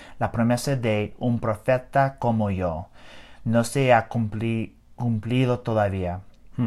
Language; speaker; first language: Spanish; non-native, learner; English